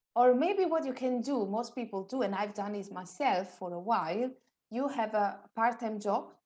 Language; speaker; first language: English; non-native, fluent; Italian